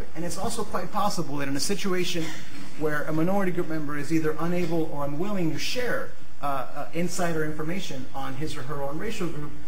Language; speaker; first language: English; native; English